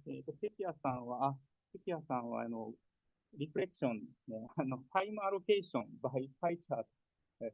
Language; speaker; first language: Japanese; native; Japanese